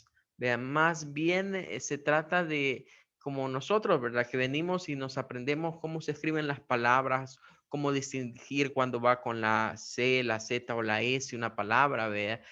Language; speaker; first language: Spanish; native; Spanish